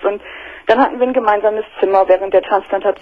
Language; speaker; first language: German; native; German